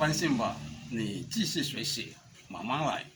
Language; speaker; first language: Chinese; non-native, learner; Portuguese